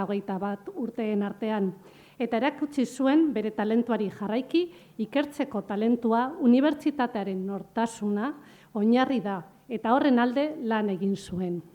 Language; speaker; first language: Basque; native; Basque